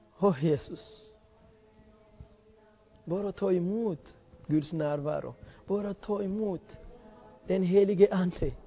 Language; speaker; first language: Swedish; non-native, fluent; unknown